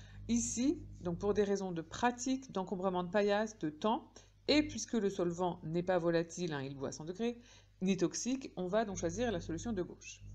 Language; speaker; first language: French; native; French